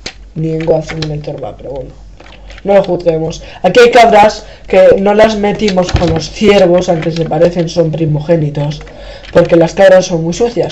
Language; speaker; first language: Spanish; native; Spanish